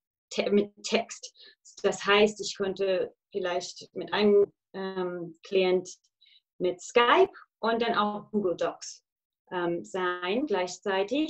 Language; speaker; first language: German; non-native, fluent; English